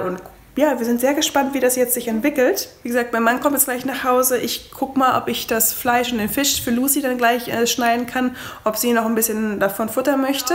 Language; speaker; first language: German; native; German